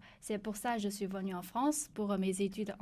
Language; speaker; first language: French; non-native, learner; Chinese